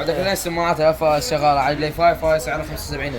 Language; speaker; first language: Arabic; native; Arabic